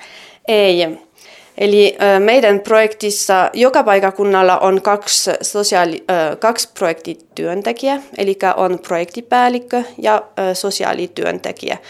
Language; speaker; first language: Finnish; non-native, fluent; French